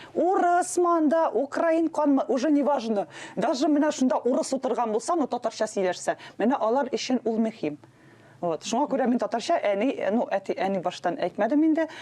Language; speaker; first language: Tatar; non-native, local second language; Russian